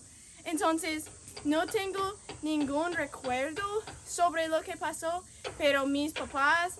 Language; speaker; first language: Spanish; non-native, fluent; English